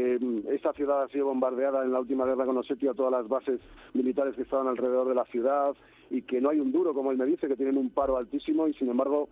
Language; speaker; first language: Spanish; native; Spanish